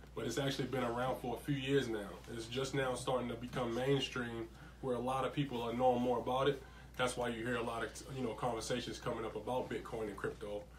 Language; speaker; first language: English; native; English